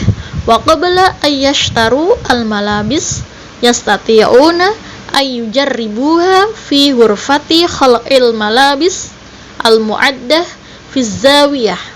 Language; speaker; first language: Arabic; non-native, fluent; Indonesian